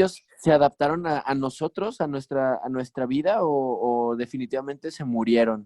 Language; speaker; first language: Spanish; native; Spanish